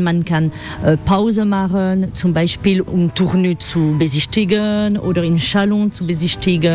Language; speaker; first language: German; non-native, fluent; French